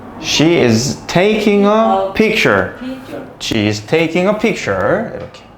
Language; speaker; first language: English; non-native, fluent; Korean